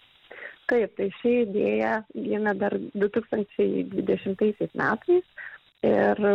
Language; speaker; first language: Lithuanian; native; Lithuanian